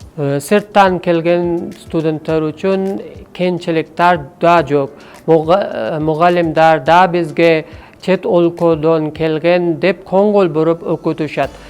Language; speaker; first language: Kyrgyz; non-native, learner; Urdu